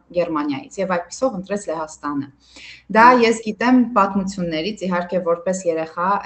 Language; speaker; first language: Armenian; early bilingual, heritage; Armenian